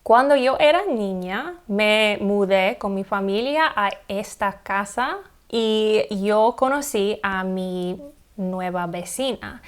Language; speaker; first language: Spanish; non-native, fluent; English